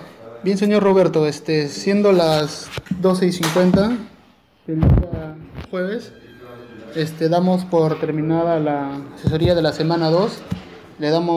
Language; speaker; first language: Spanish; native; Spanish